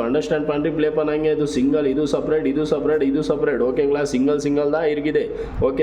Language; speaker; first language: Tamil; non-native, local second language; Kannada